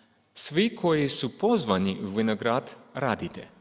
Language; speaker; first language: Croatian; non-native, learner; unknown